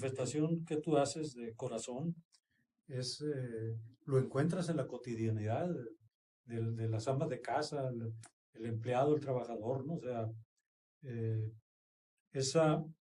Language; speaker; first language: Spanish; native; Spanish